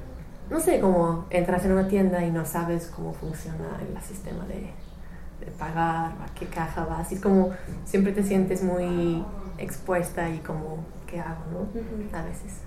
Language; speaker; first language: Spanish; non-native, fluent; English